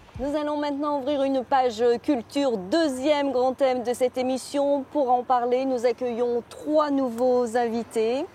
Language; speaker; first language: French; native; French